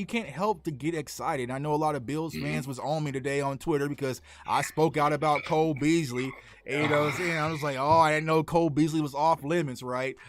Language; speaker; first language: English; native; English